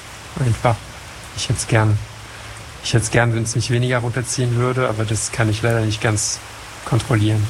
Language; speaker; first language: German; non-native, fluent; French